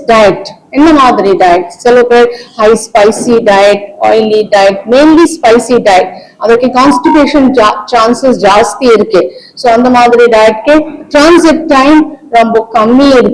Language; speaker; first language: Tamil; non-native, local second language; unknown